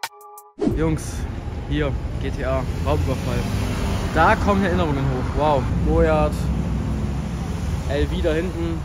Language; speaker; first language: German; native; German